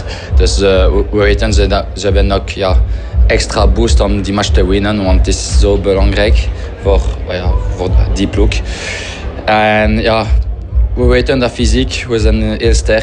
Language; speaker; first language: Dutch; non-native, fluent; French